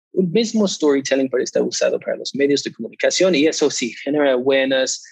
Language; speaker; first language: Spanish; non-native, fluent; English